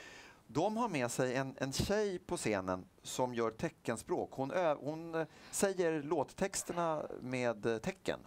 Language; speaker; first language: Swedish; native; Swedish